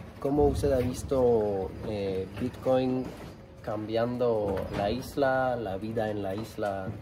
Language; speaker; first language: Spanish; non-native, learner; English